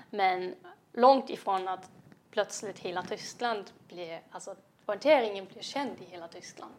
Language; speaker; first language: Swedish; non-native, fluent; German